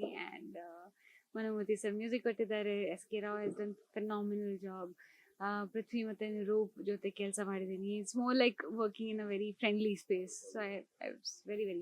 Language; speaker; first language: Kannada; non-native, local second language; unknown